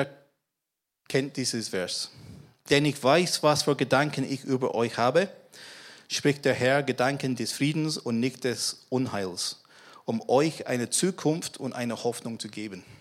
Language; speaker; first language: German; non-native, fluent; English